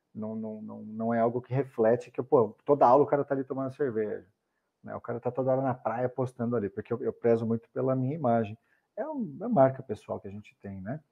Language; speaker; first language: Portuguese; native; Portuguese